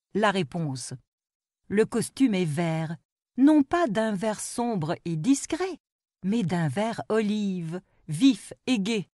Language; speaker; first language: French; non-native, local second language; Arabic